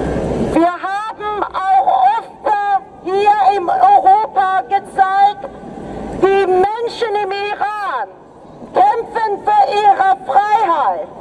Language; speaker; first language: German; non-native, fluent; Persian